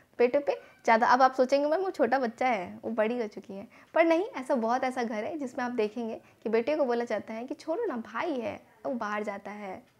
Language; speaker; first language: Hindi; native; Hindi